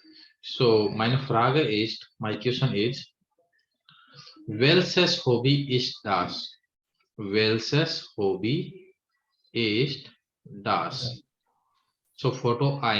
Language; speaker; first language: German; non-native, fluent; Hindi